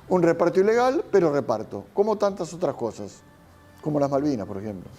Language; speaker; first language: Spanish; native; Spanish